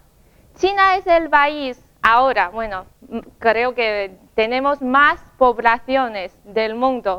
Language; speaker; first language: Spanish; non-native, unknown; Chinese